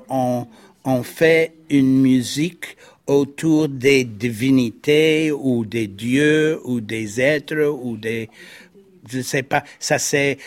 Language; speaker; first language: French; non-native, fluent; English